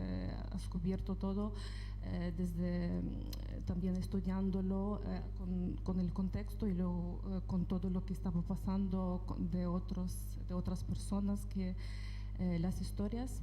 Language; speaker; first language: Spanish; non-native, fluent; Ukrainian